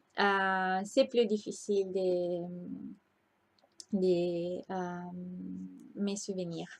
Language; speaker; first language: French; non-native, learner; Italian